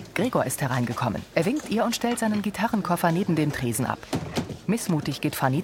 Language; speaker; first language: German; native; German